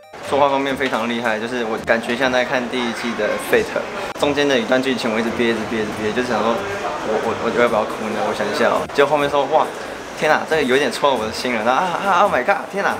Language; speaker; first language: Chinese; native; Chinese